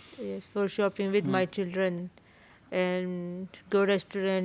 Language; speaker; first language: English; non-native, learner; Urdu